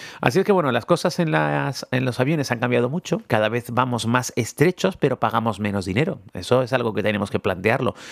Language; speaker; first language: Spanish; native; Spanish